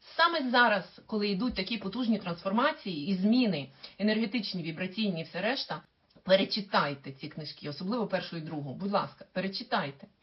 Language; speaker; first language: Ukrainian; non-native, local second language; Russian